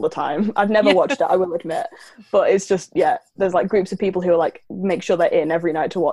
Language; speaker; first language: English; native; English